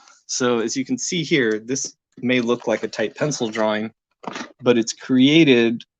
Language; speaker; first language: English; native; English